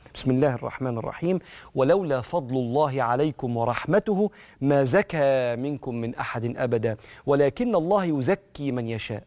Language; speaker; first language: Arabic; native; Arabic